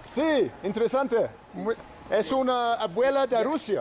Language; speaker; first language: Spanish; non-native, learner; English